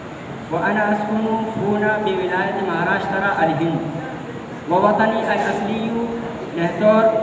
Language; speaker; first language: Arabic; non-native, learner; Urdu